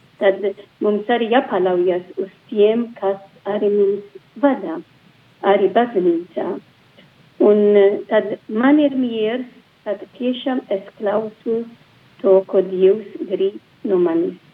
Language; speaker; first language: Latvian; non-native, fluent; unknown